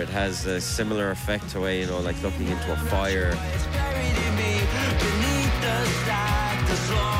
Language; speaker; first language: English; native; English